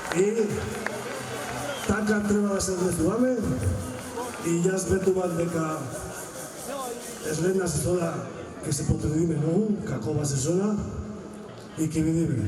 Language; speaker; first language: Macedonian; non-native, learner; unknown